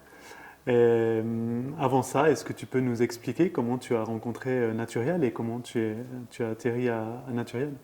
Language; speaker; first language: French; native; French